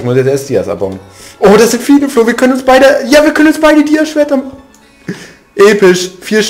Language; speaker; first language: German; native; German